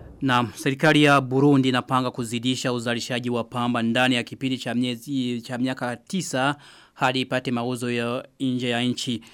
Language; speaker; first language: Swahili; non-native, local second language; Rundi